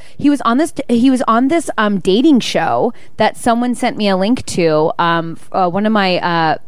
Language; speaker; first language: English; native; English